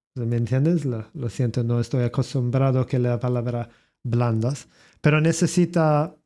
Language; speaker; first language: Spanish; non-native, learner; English